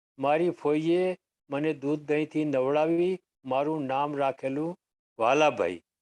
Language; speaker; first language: Gujarati; native; Gujarati